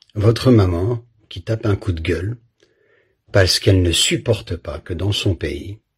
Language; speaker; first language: French; native; French